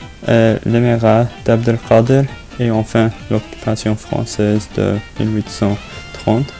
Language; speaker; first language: French; non-native, learner; English